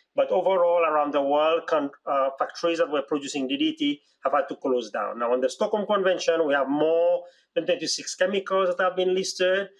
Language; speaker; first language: English; non-native, local second language; Seselwa Creole French